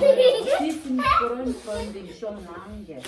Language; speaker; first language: German; non-native, learner; Tibetan